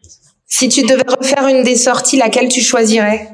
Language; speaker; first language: French; native; French